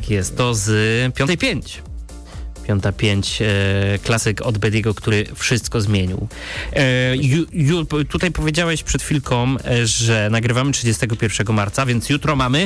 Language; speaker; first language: Polish; native; Polish